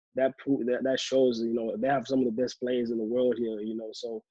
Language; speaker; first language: English; native; English